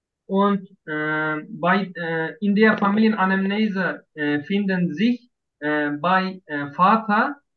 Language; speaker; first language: German; non-native, learner; Turkish